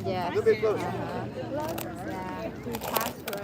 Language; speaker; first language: English; early bilingual, other home language; Vietnamese